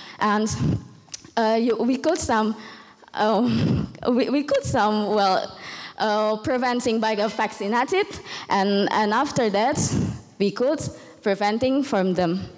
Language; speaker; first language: English; non-native, learner; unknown